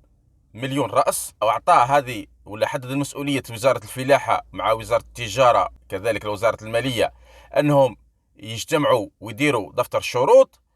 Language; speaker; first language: Arabic; native; Arabic